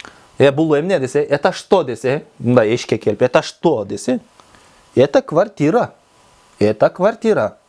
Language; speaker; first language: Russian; non-native, local second language; Kyrgyz